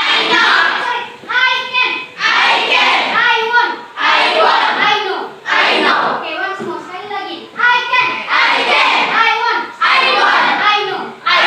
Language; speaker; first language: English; non-native, learner; Indonesian